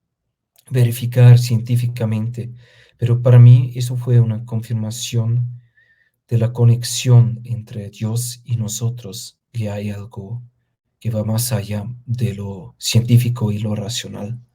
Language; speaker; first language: Spanish; non-native, fluent; German